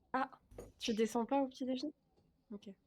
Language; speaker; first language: French; native; French